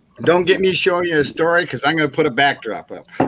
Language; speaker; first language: English; native; English